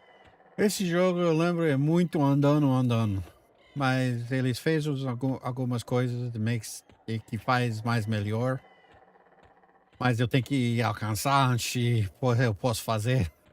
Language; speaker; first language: Portuguese; non-native, fluent; English